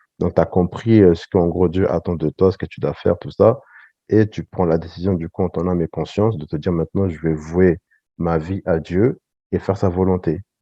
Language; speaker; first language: French; early bilingual, other home language; Sango